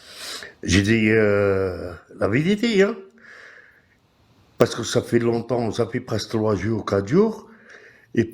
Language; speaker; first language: French; non-native, learner; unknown